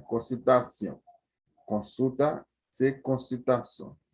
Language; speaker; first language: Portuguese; non-native, fluent; Haitian Creole